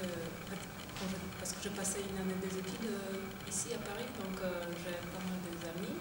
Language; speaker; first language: French; non-native, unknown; Polish